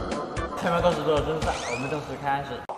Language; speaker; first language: Chinese; native; Chinese